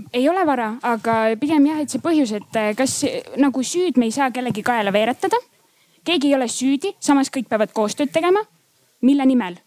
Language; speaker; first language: Estonian; native; Estonian